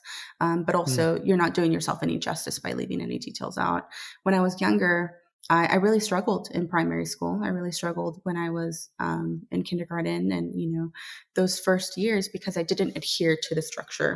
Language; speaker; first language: English; native; English